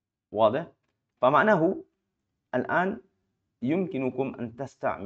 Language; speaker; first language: Arabic; non-native, fluent; Malay